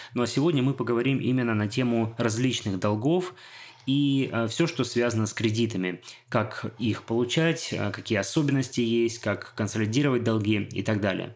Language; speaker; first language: Russian; native; Russian